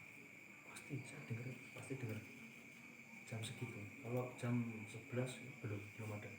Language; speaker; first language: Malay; non-native, local second language; Javanese